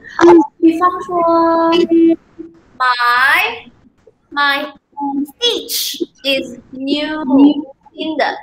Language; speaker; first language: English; non-native, fluent; Chinese